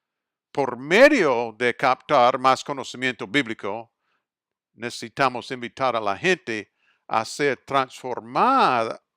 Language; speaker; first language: Spanish; non-native, fluent; English